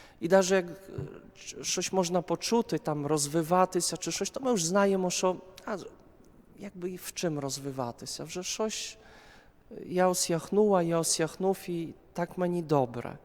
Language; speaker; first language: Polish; non-native, learner; Ukrainian